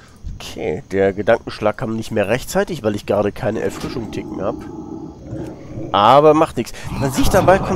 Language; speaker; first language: German; native; German